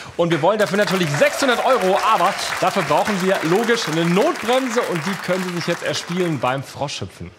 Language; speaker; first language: German; native; German